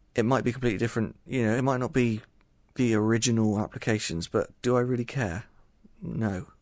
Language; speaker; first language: English; native; English